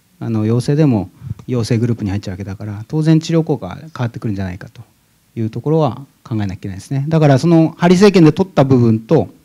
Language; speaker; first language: Japanese; native; Japanese